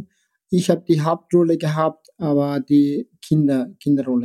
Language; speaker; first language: German; non-native, fluent; Persian